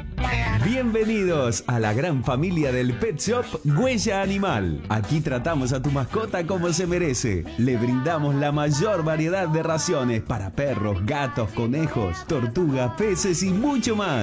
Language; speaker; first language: Spanish; native; Spanish